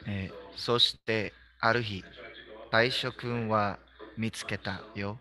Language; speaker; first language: Japanese; non-native, learner; English